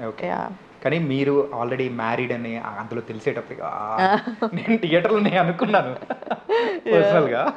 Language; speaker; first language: Telugu; native; Telugu